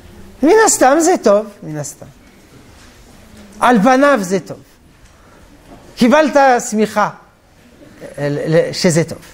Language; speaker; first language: Hebrew; non-native, fluent; French